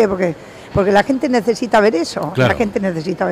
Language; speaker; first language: Spanish; native; Spanish